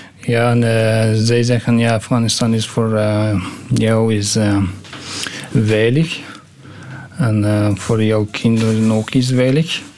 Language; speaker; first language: Dutch; non-native, learner; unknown